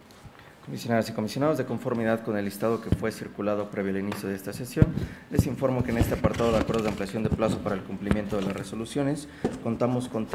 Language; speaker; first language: Spanish; native; Spanish